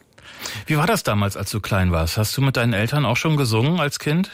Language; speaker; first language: German; native; German